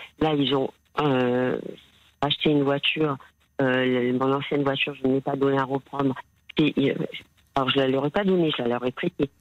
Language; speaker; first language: French; native; French